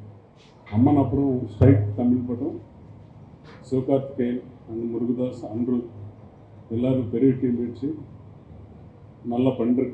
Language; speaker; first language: Tamil; non-native, learner; Telugu